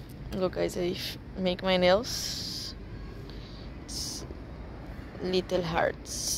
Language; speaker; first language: English; non-native, learner; Portuguese